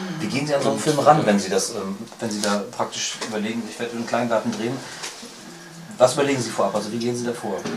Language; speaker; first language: German; native; German